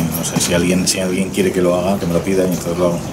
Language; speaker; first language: Spanish; native; Spanish